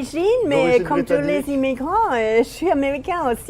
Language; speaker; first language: French; non-native, learner; English